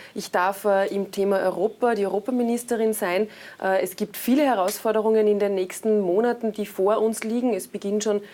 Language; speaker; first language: German; native; German